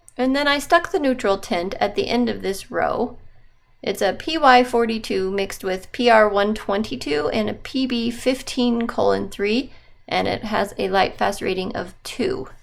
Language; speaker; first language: English; native; English